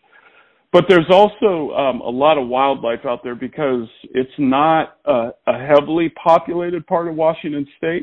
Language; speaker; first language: English; native; English